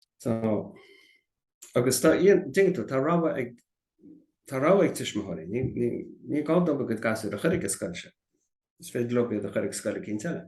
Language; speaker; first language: Irish; native; Irish